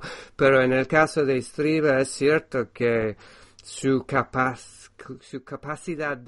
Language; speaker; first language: Spanish; non-native, fluent; English